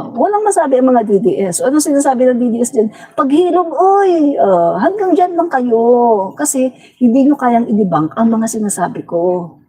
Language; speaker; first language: Filipino; non-native, local second language; Cebuano